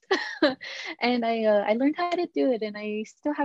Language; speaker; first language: English; native; English